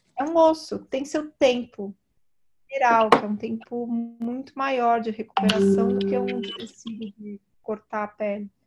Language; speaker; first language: Portuguese; native; Portuguese